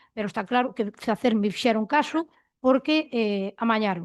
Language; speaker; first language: Spanish; non-native, local second language; Galician